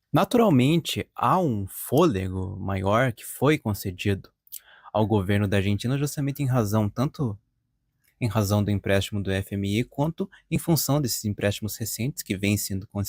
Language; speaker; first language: Portuguese; native; Portuguese